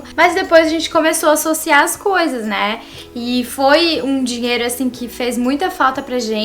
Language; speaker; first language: Portuguese; native; Portuguese